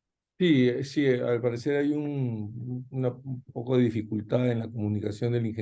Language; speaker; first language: Spanish; native; Spanish